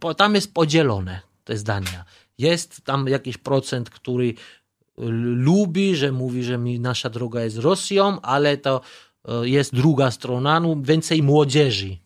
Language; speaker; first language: Polish; non-native, learner; Georgian